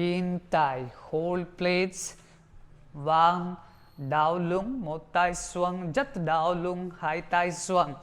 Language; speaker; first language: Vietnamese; non-native, learner; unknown